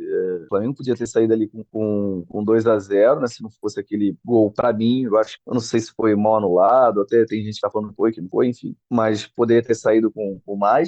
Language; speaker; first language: Portuguese; native; Portuguese